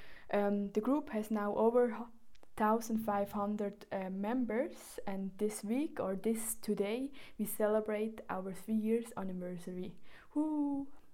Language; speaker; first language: English; non-native, fluent; German